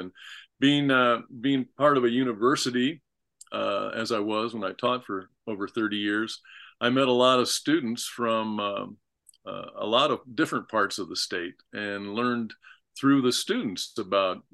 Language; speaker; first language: English; native; English